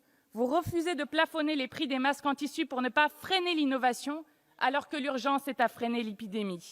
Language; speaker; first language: French; native; French